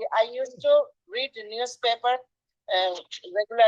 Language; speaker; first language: English; non-native, learner; Bangla